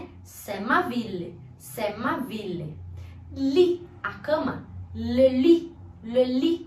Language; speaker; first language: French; non-native, fluent; Portuguese